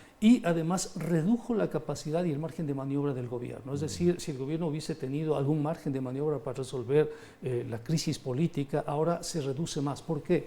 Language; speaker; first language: Spanish; native; Spanish